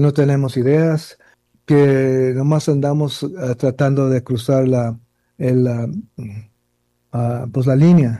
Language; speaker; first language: Spanish; early bilingual, heritage; Spanish